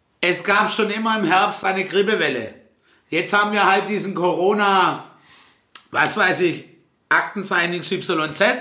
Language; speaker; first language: German; early bilingual, other home language; Italian